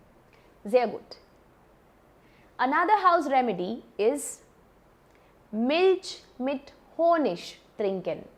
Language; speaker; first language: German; non-native, fluent; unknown